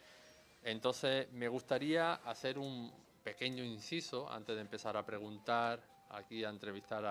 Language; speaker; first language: Spanish; native; Spanish